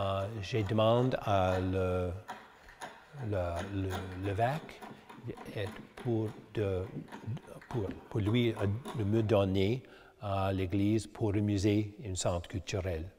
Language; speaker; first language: French; early bilingual, heritage; English